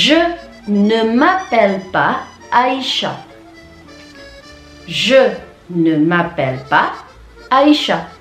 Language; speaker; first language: French; non-native, fluent; Indonesian